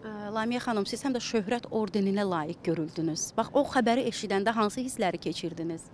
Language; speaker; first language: Azerbaijani; native; Azerbaijani